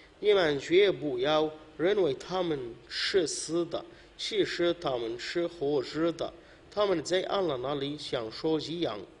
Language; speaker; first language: Chinese; non-native, learner; Arabic